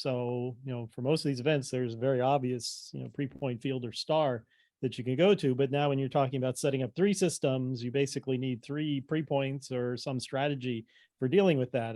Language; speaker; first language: English; native; English